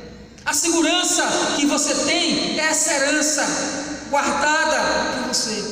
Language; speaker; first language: Portuguese; native; Portuguese